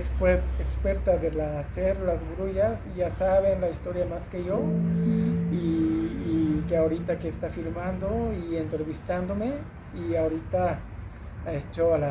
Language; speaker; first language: Spanish; non-native, learner; Japanese